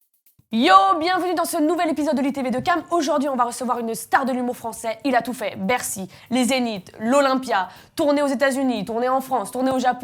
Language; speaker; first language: French; native; French